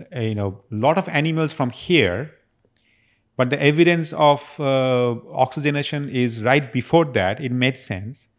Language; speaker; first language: English; non-native, local second language; Bangla